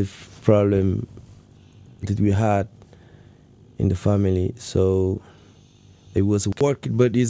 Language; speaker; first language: English; non-native, learner; Wolof